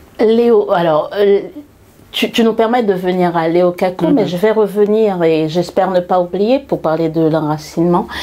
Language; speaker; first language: French; non-native, local second language; Haitian Creole